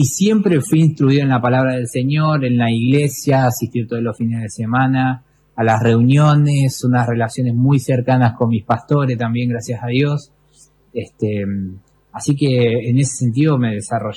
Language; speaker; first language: Spanish; native; Spanish